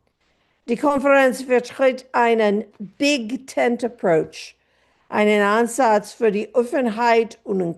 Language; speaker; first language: German; non-native, fluent; English